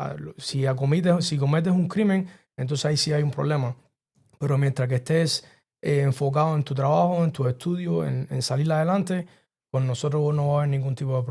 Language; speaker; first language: Spanish; early bilingual, other home language; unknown